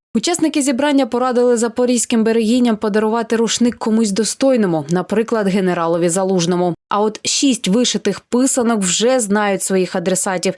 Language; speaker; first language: Ukrainian; native; Ukrainian